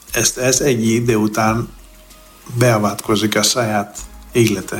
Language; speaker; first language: Hungarian; non-native, fluent; Greek